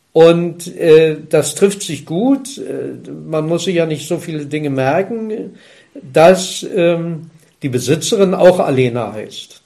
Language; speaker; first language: German; native; German